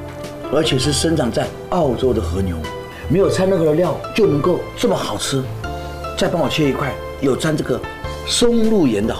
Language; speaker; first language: Chinese; native; Chinese